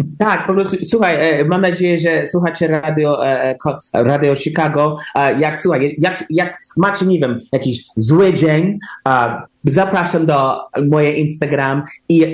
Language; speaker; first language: Polish; early bilingual, heritage; English